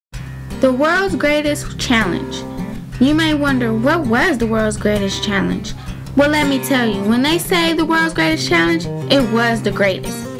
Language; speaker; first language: English; native; English